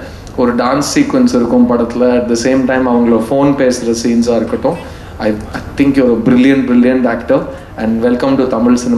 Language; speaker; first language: Tamil; native; Tamil